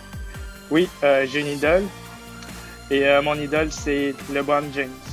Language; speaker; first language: French; early bilingual, other home language; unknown